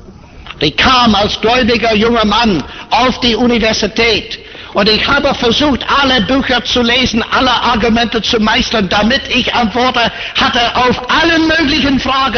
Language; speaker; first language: German; non-native, fluent; English